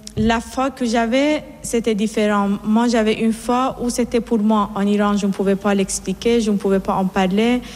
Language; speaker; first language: French; non-native, fluent; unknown